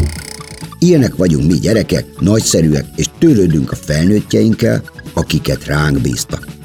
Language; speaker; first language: Hungarian; native; Hungarian